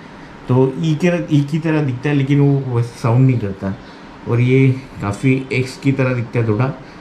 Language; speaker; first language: Hindi; non-native, local second language; Marathi